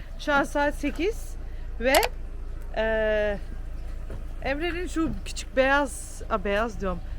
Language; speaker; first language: Turkish; early bilingual, heritage; Turkish